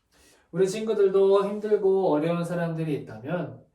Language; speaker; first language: Korean; native; Korean